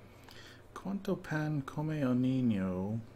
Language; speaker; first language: Spanish; non-native, learner; English